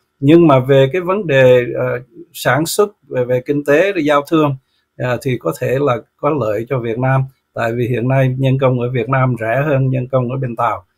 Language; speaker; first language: Vietnamese; native; Vietnamese